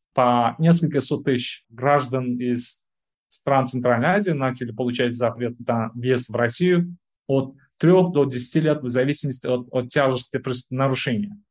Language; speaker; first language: Russian; non-native, local second language; Uzbek